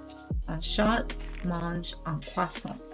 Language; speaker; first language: French; non-native, learner; English